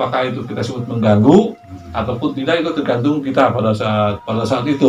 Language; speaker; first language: Indonesian; native; Indonesian